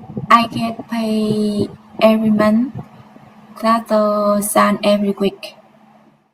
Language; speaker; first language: English; non-native, learner; Vietnamese